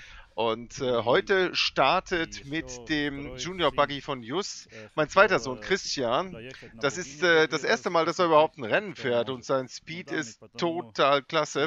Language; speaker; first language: German; native; German